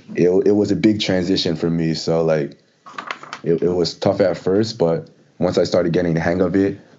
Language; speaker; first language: English; native; English